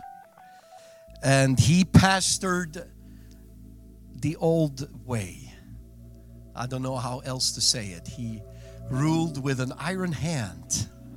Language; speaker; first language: English; non-native, fluent; Dutch